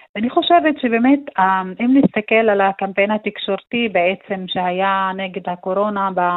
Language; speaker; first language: Hebrew; non-native, local second language; Arabic